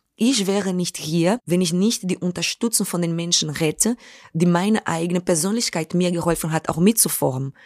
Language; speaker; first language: German; non-native, fluent; Portuguese